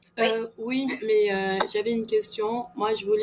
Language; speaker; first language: French; non-native, fluent; English